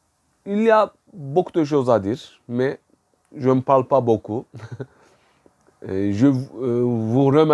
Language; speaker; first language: French; non-native, fluent; Turkish